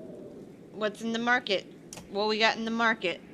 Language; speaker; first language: English; native; English